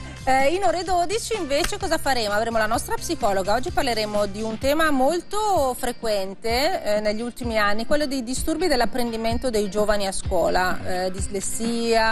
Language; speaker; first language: Italian; native; Italian